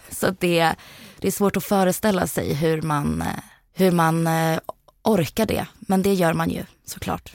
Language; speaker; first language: Swedish; early bilingual, other home language; Bosnian